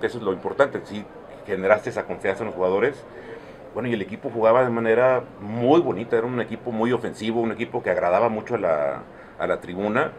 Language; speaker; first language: Spanish; native; Spanish